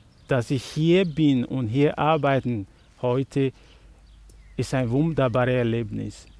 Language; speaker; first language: German; non-native, learner; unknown